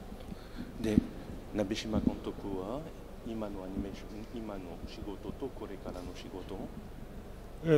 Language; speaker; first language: Japanese; non-native, fluent; French